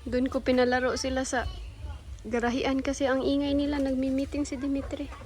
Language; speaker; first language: Filipino; native; Filipino